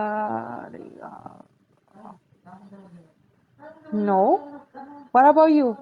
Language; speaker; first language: English; non-native, learner; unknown